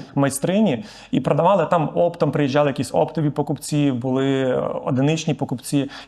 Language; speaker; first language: Ukrainian; native; Ukrainian